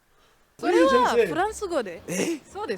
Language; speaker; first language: Japanese; non-native, learner; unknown